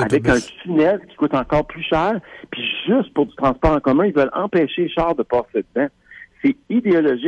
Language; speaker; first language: French; native; French